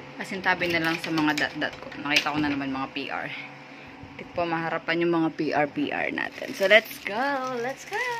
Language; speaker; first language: Filipino; non-native, local second language; Pampanga